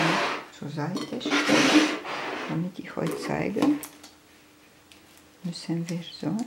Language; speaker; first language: German; non-native, fluent; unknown